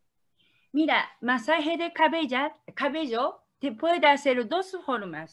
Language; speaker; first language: Spanish; non-native, learner; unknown